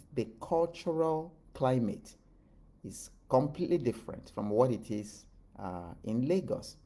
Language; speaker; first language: English; non-native, local second language; Igbo